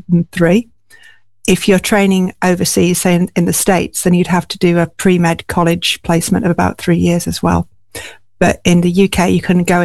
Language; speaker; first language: English; native; English